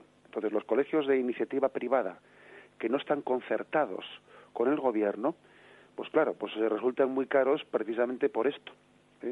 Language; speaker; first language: Spanish; native; Spanish